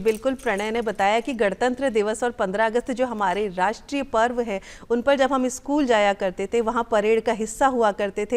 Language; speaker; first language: Hindi; native; Hindi